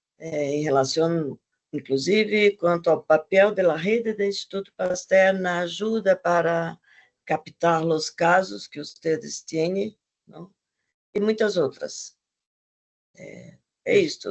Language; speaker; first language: Portuguese; non-native, fluent; Spanish